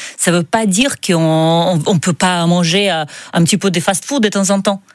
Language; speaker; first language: French; non-native, fluent; Russian